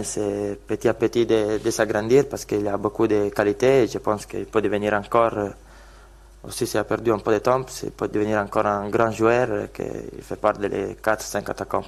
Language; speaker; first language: French; non-native, fluent; Italian